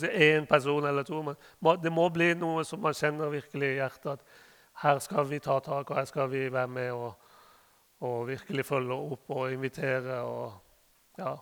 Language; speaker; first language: Norwegian; non-native, fluent; Persian